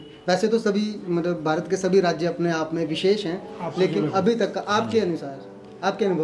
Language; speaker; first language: Hindi; native; Hindi